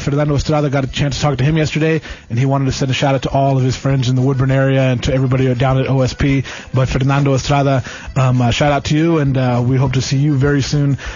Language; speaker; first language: English; early bilingual, other home language; Spanish